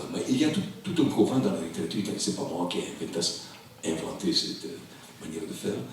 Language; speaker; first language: French; non-native, local second language; Italian